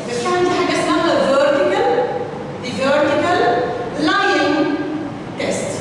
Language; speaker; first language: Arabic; native; Arabic